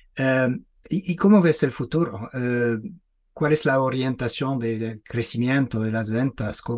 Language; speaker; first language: Spanish; non-native, fluent; English